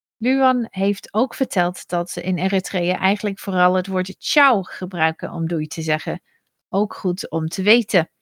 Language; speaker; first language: Dutch; non-native, fluent; English